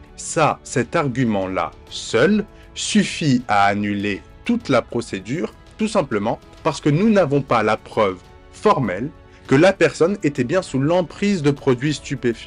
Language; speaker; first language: French; native; French